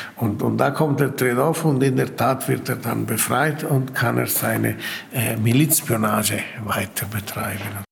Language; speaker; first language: German; non-native, local second language; Italian